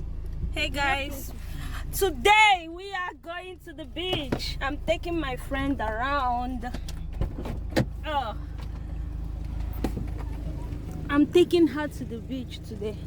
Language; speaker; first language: English; non-native, local second language; Igbo